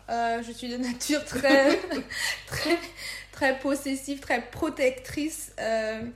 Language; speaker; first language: French; non-native, local second language; Lingala